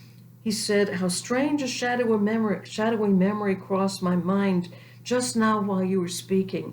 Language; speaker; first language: English; native; English